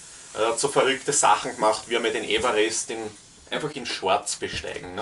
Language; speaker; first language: German; native; German